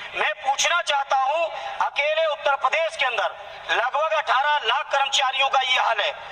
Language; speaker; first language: Hindi; native; Hindi